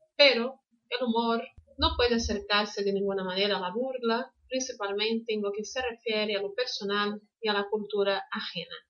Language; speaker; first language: Spanish; non-native, fluent; Portuguese